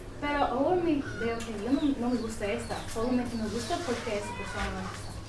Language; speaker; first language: Spanish; non-native, learner; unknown